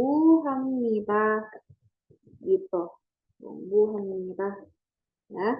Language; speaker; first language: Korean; non-native, learner; Indonesian